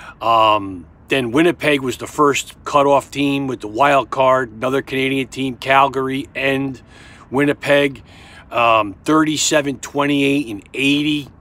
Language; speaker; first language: English; native; English